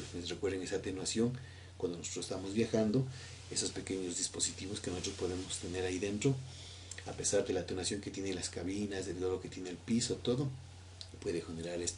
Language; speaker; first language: Spanish; native; Spanish